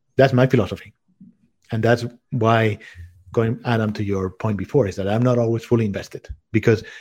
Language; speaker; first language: English; non-native, fluent; Spanish